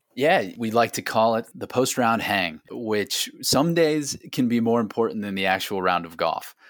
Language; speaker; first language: English; native; English